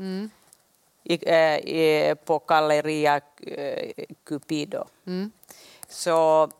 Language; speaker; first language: Swedish; non-native, local second language; Finnish